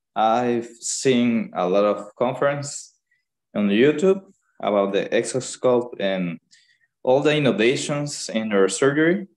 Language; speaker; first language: English; non-native, learner; Spanish